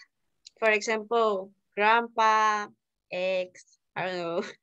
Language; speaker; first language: English; non-native, learner; Spanish